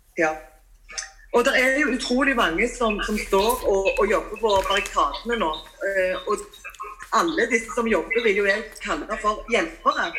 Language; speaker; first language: Norwegian; native; Norwegian